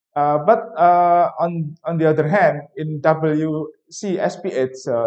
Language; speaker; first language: English; non-native, fluent; Indonesian